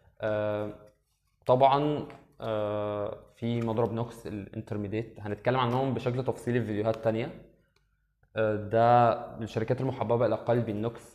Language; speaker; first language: Arabic; native; Arabic